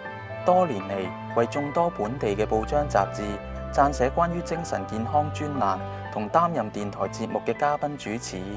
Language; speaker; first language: Cantonese; native; Cantonese